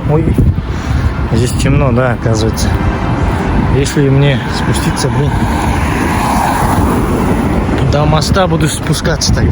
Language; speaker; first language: Russian; non-native, local second language; Kazakh